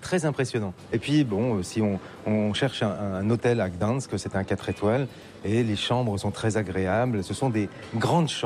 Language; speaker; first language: French; native; French